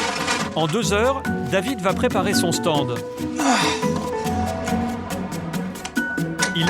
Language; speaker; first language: French; native; French